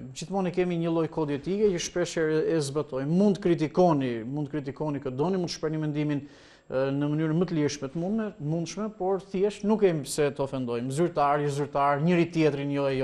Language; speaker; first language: Albanian; native; Albanian